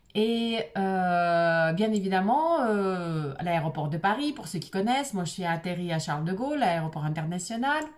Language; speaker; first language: French; non-native, fluent; Russian